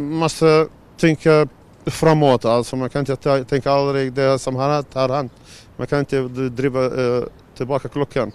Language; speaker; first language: Swedish; non-native, learner; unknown